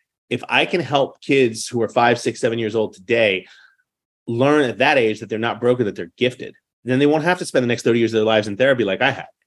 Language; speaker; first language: English; native; English